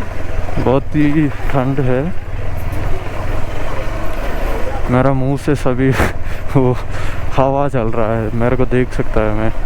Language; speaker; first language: Hindi; non-native, local second language; Malayalam